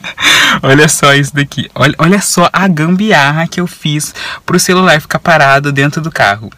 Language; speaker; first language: Portuguese; native; Portuguese